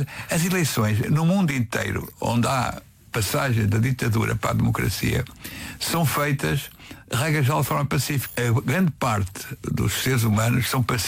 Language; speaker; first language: Portuguese; native; Portuguese